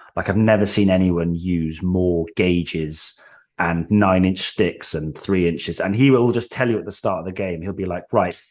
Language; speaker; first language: English; native; English